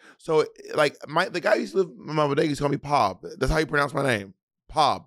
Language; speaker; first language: English; native; English